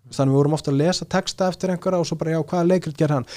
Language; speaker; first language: Icelandic; early bilingual, other home language; Portuguese